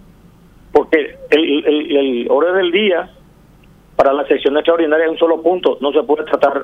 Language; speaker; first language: Spanish; native; Spanish